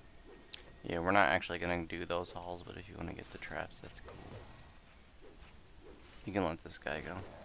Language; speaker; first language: English; native; English